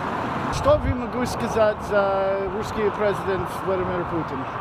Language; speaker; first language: Russian; non-native, learner; English